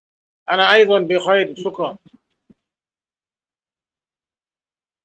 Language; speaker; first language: Arabic; non-native, learner; Bangla